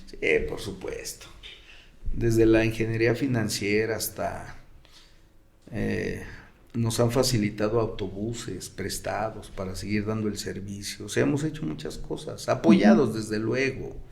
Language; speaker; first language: Spanish; native; Spanish